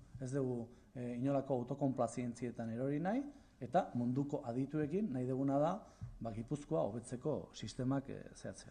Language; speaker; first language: Basque; native; Basque